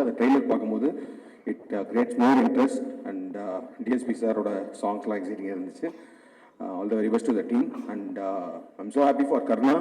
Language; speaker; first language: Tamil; native; Tamil